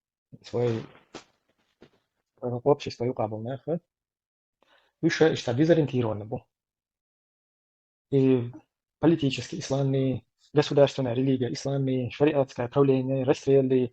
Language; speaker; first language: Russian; non-native, local second language; Chechen